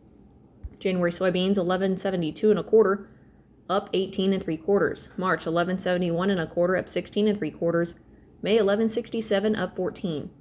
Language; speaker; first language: English; native; English